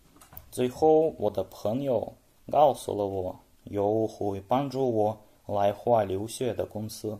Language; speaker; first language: Chinese; non-native, fluent; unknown